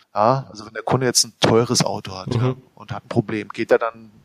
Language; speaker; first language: German; native; German